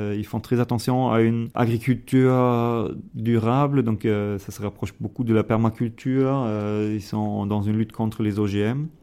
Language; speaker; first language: French; non-native, fluent; German